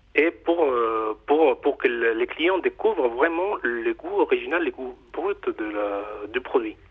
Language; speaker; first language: French; non-native, fluent; Spanish